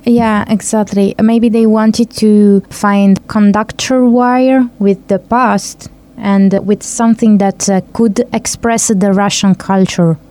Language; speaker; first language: English; non-native, fluent; Italian